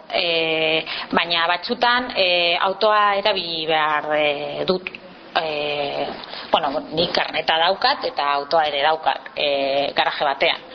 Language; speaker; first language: Basque; non-native, local second language; Spanish